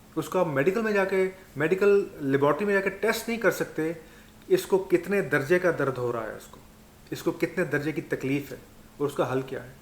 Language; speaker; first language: Urdu; non-native, local second language; Punjabi